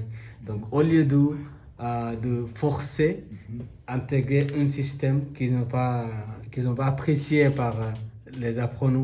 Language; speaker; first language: French; non-native, learner; Bangla